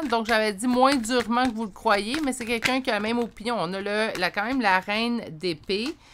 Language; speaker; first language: French; native; French